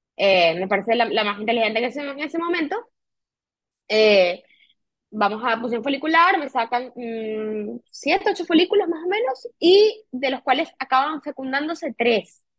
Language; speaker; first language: Spanish; native; Spanish